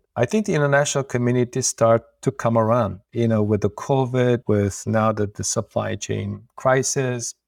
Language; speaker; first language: English; non-native, fluent; Uyghur